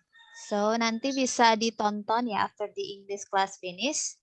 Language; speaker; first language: English; non-native, fluent; Indonesian